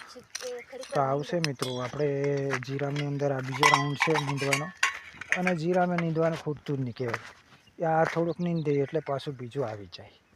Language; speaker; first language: Gujarati; native; Gujarati